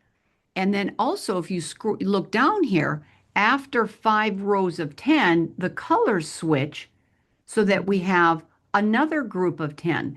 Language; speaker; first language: English; native; English